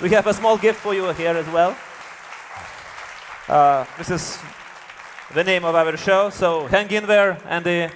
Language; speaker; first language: English; non-native, fluent; Lithuanian